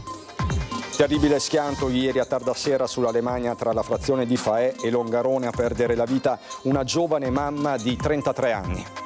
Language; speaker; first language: Italian; native; Italian